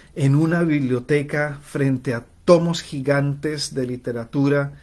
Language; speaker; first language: Spanish; native; Spanish